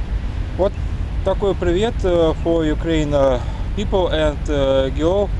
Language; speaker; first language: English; non-native, learner; Russian